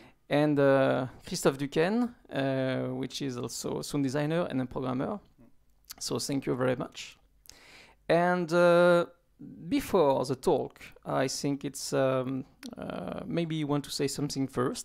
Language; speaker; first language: English; non-native, fluent; French